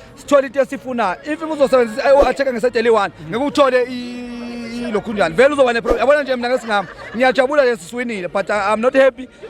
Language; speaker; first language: Zulu; native; Zulu